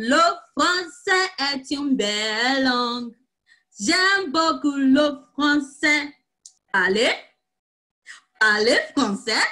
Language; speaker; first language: French; non-native, fluent; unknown